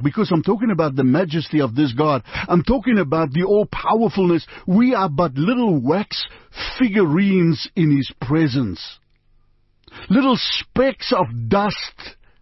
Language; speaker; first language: English; non-native, local second language; Afrikaans